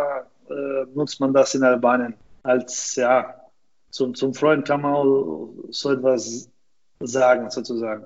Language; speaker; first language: German; non-native, fluent; Albanian